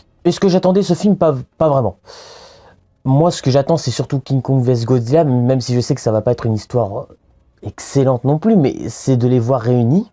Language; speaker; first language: French; native; French